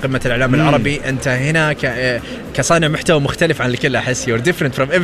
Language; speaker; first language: Arabic; native; Arabic